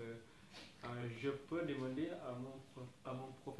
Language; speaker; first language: French; non-native, learner; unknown